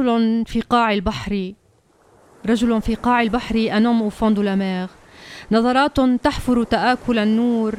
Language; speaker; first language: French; non-native, fluent; Arabic